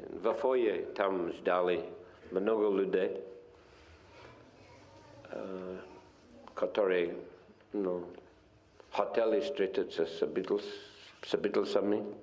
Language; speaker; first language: Russian; non-native, fluent; English